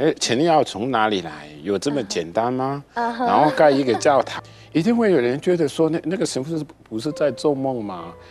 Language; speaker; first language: Chinese; non-native, fluent; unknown